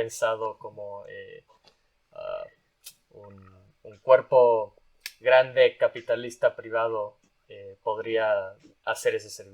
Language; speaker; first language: Spanish; non-native, fluent; English